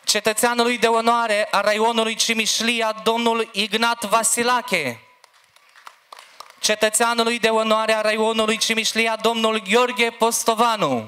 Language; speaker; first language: Romanian; native; Romanian